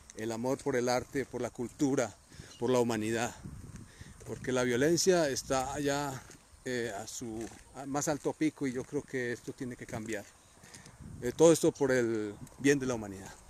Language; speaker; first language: Spanish; native; Spanish